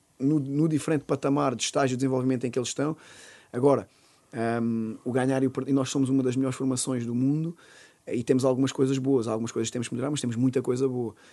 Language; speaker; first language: Portuguese; native; Portuguese